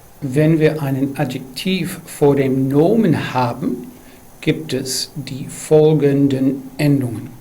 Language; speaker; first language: German; non-native, fluent; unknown